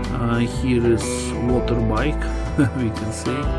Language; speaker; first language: English; non-native, fluent; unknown